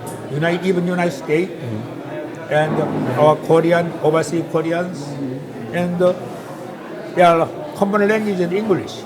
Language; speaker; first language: English; non-native, learner; Korean